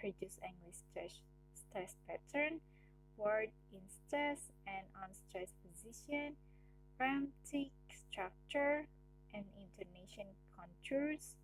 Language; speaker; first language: English; non-native, learner; Indonesian